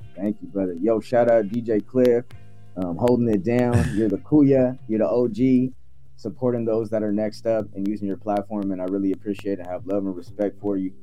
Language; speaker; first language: English; native; English